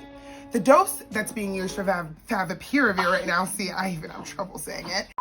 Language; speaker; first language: English; native; English